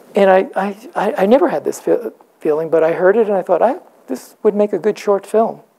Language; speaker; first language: English; native; English